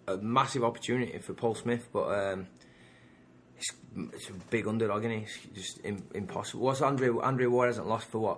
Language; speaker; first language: English; native; English